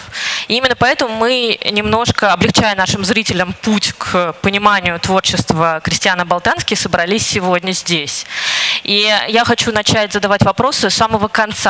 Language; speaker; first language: Russian; native; Russian